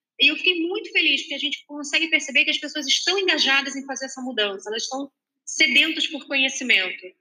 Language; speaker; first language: Portuguese; native; Portuguese